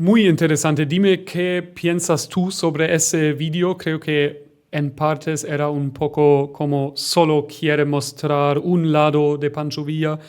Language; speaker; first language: Spanish; non-native, fluent; German